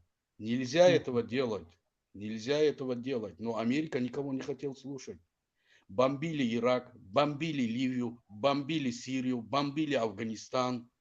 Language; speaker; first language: Russian; non-native, fluent; Tajik